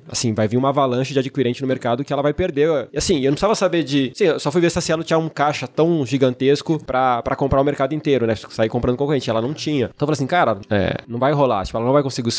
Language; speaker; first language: Portuguese; native; Portuguese